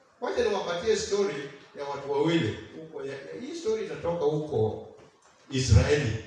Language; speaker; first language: Swahili; non-native, local second language; Kamba